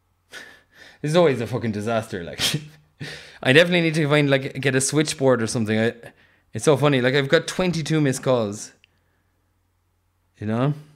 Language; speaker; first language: English; native; English